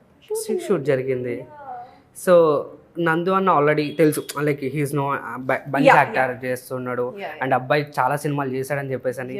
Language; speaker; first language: Telugu; native; Telugu